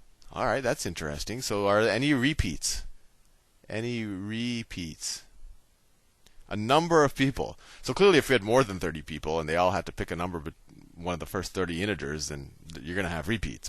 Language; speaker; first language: English; native; English